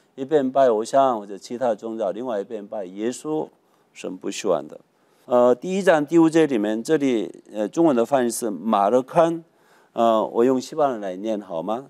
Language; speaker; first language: Chinese; non-native, fluent; Korean